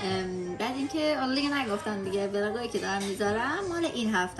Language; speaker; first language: Persian; native; Persian